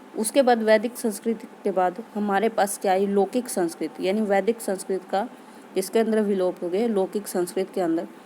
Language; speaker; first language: Hindi; native; Hindi